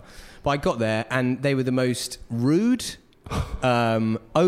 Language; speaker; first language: English; native; English